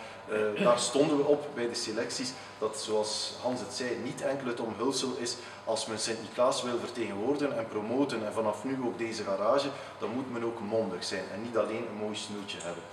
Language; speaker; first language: Dutch; native; Dutch